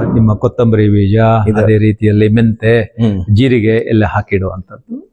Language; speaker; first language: Kannada; non-native, local second language; Tulu